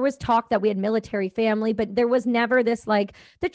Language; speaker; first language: English; native; English